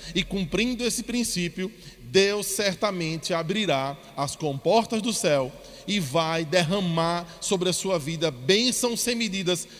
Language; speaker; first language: Portuguese; non-native, fluent; English